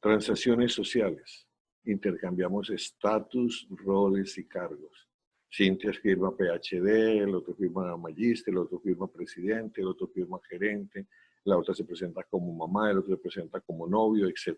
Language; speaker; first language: Spanish; native; Spanish